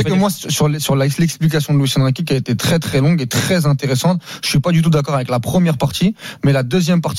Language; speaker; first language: French; native; French